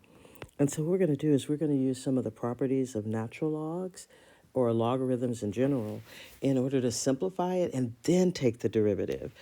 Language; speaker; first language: English; native; English